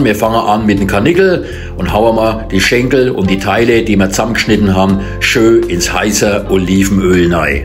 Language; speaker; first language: German; native; German